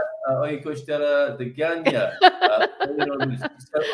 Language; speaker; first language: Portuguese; non-native, learner; English